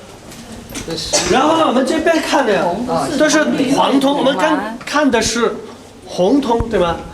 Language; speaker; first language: Chinese; non-native, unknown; Nepali